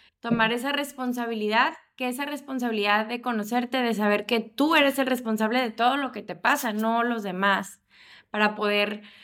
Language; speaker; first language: Spanish; native; Spanish